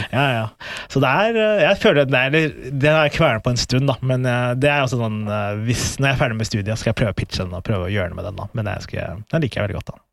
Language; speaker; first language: Norwegian; early bilingual, other home language; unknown